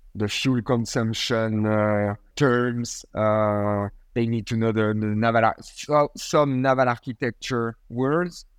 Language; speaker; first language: English; non-native, fluent; French